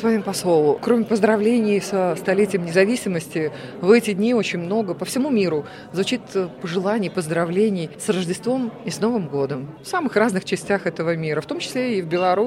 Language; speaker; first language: Russian; native; Russian